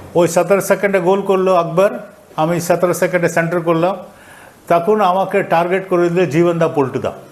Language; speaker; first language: Bangla; non-native, fluent; Tamil